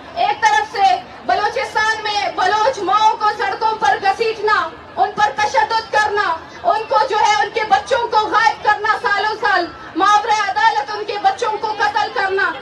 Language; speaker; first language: Urdu; non-native, local second language; Baluchi